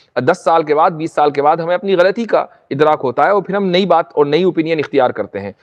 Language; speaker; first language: Urdu; native; Urdu